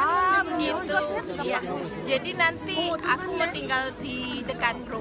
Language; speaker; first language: Indonesian; native; Indonesian